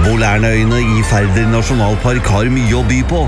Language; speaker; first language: Norwegian; native; Norwegian